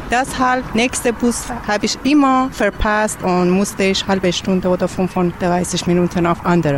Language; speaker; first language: German; non-native, learner; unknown